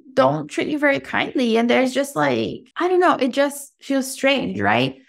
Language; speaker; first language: English; non-native, fluent; Portuguese